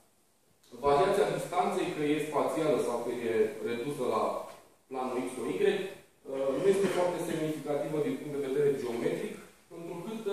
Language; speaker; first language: Romanian; native; Romanian